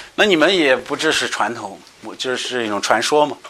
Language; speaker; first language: Chinese; non-native, fluent; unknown